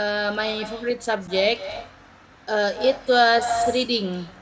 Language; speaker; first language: English; non-native, learner; Indonesian